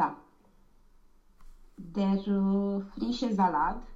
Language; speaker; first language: German; non-native, learner; Romanian